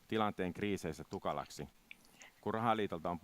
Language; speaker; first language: Finnish; native; Finnish